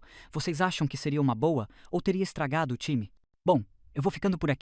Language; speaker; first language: Portuguese; native; Portuguese